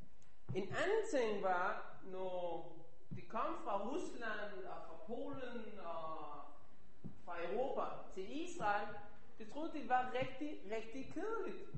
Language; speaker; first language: Danish; non-native, fluent; Hebrew